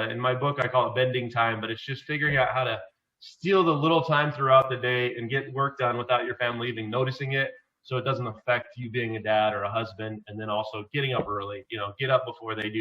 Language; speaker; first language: English; native; English